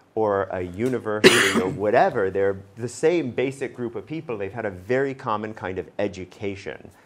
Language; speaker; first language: English; native; English